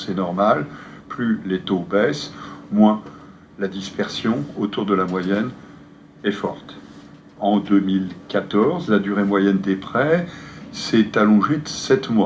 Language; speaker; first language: French; native; French